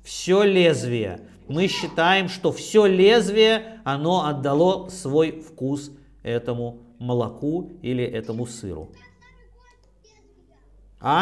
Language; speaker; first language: Russian; native; Russian